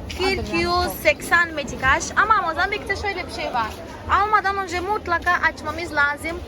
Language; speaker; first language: Turkish; non-native, fluent; Portuguese